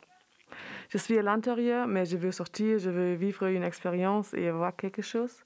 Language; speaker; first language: French; non-native, fluent; German